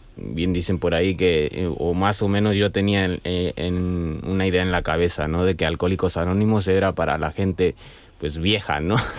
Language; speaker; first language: Spanish; early bilingual, heritage; Spanish